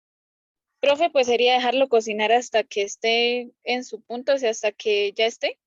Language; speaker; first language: Spanish; native; Spanish